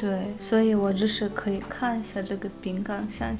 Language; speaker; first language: Chinese; non-native, fluent; Russian